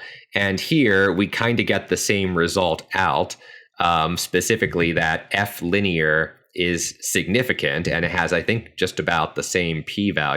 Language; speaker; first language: English; native; English